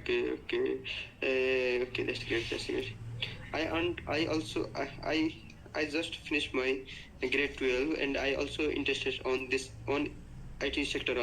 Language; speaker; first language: English; non-native, learner; Nepali